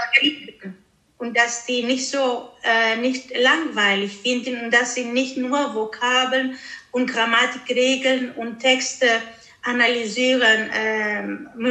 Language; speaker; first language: German; early bilingual, other home language; Greek